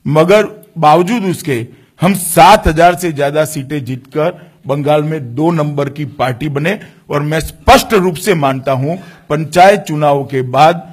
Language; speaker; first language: Hindi; non-native, local second language; Gujarati